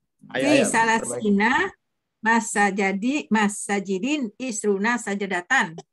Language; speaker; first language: Arabic; non-native, learner; Indonesian